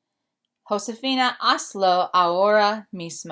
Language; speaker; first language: Spanish; non-native, fluent; English